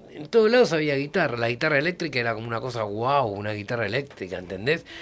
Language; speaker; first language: Spanish; native; Spanish